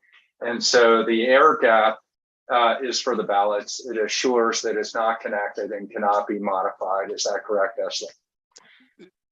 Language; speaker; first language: English; native; English